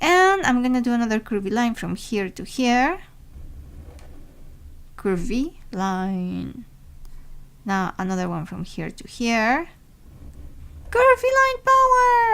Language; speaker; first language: English; non-native, fluent; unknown